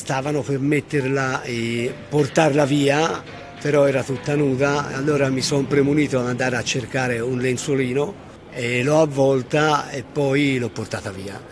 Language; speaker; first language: Italian; native; Italian